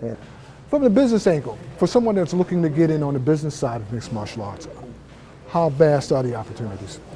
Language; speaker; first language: English; native; English